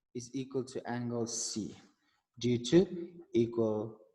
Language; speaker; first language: English; non-native, local second language; Afrikaans